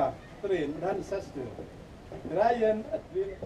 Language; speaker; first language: Dutch; non-native, learner; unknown